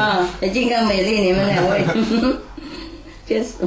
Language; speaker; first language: Chinese; non-native, fluent; Vietnamese